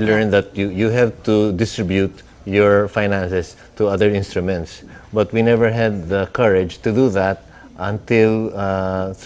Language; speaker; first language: English; non-native, local second language; Filipino